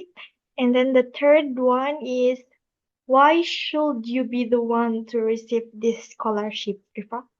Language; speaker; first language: English; non-native, learner; Indonesian